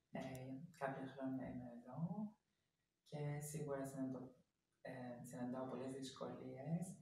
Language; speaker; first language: Greek; non-native, fluent; Arabic